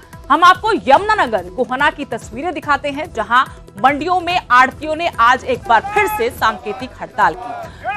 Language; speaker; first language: Hindi; native; Hindi